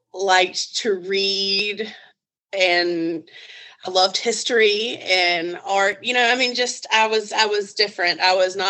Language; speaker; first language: English; native; English